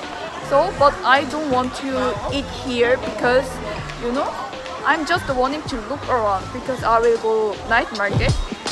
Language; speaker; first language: English; non-native, learner; Korean